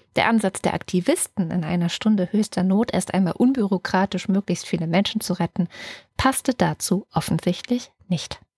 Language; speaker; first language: German; native; German